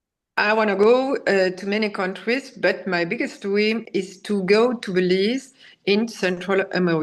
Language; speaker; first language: English; non-native, learner; French